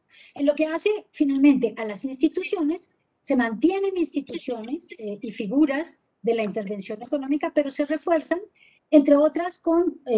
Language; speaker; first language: Spanish; native; Spanish